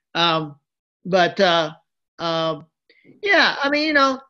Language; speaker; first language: English; early bilingual, other home language; Japanese